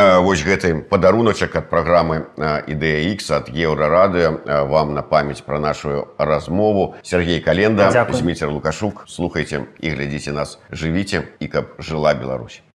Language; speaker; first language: Belarusian; native; Belarusian